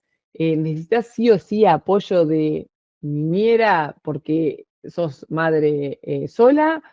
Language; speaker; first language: Spanish; native; Spanish